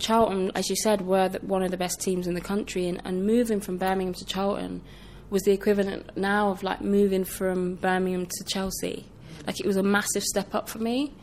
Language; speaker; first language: English; native; English